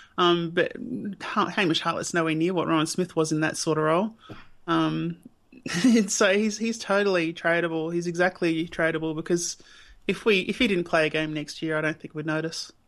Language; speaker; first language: English; native; English